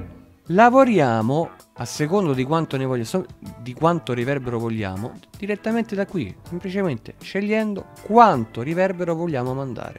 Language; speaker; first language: Italian; native; Italian